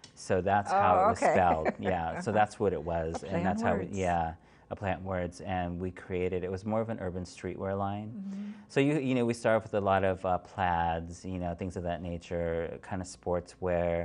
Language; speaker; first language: English; native; English